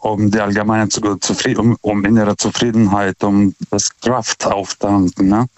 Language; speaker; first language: German; non-native, fluent; Lithuanian